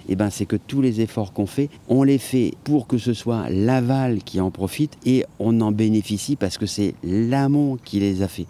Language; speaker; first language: French; native; French